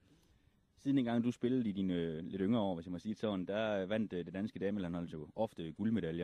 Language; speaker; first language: Danish; native; Danish